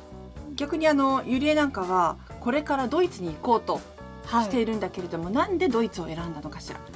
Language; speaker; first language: Japanese; native; Japanese